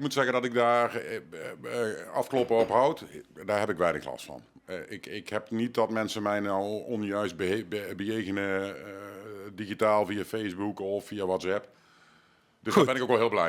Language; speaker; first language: Dutch; native; Dutch